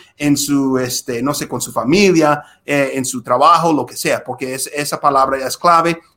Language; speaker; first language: Spanish; non-native, fluent; English